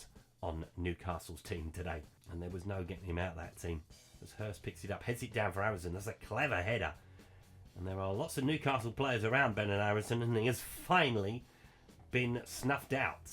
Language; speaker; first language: English; native; English